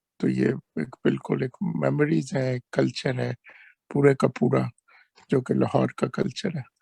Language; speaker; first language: Urdu; non-native, local second language; Punjabi